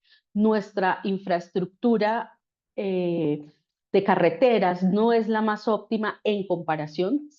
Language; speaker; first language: Spanish; native; Spanish